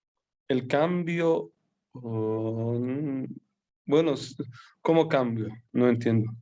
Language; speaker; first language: Spanish; non-native, fluent; Persian